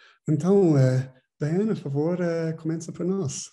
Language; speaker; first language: Portuguese; non-native, fluent; English